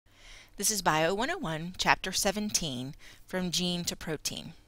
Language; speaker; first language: English; native; English